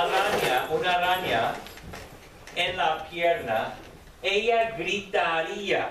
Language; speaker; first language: Spanish; non-native, fluent; English